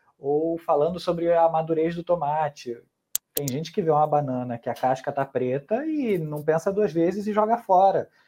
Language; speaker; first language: Portuguese; early bilingual, other home language; Spanish